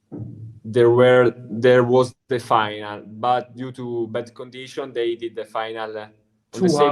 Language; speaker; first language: English; non-native, learner; Italian